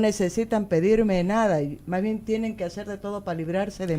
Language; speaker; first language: Spanish; native; Spanish